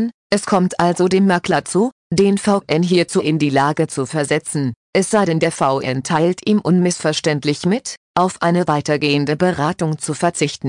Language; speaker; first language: German; native; German